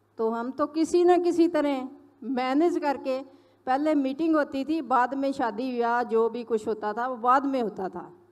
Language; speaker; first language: Hindi; non-native, local second language; Punjabi